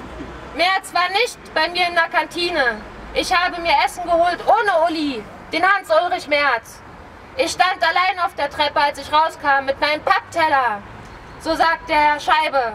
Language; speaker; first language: German; native; German